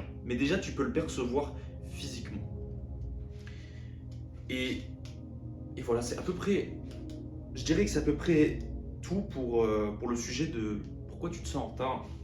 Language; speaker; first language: French; native; French